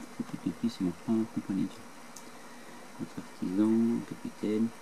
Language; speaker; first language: French; native; French